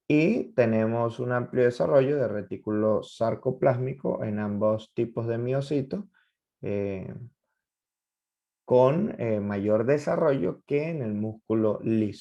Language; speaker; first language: Spanish; native; Spanish